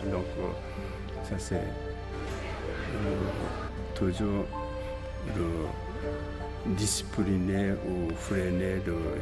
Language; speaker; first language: French; non-native, learner; Japanese